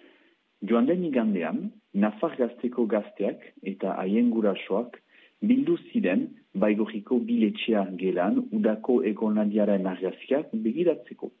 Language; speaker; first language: Basque; native; Basque